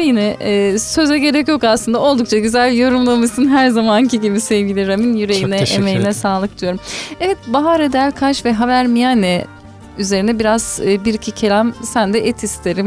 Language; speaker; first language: Turkish; native; Turkish